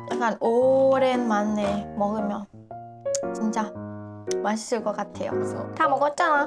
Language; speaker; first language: Korean; non-native, fluent; Lao